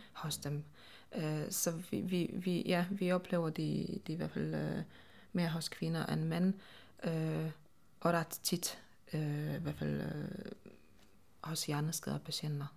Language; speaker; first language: Danish; non-native, fluent; Polish